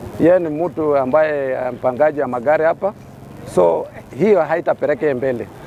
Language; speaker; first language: Swahili; non-native, local second language; Kalenjin